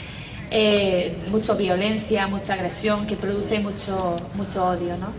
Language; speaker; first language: Spanish; non-native, fluent; English